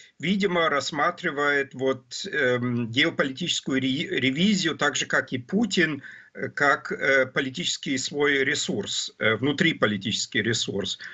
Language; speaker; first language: Russian; non-native, fluent; German